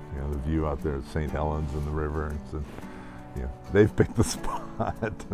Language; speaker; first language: English; native; English